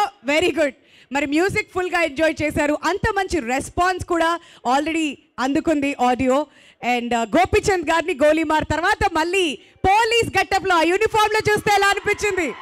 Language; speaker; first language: Telugu; native; Telugu